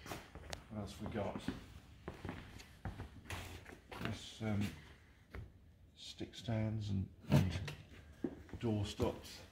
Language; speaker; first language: English; native; English